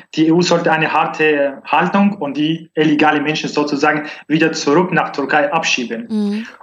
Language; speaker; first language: German; non-native, learner; Arabic